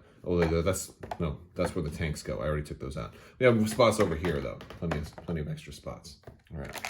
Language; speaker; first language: English; native; English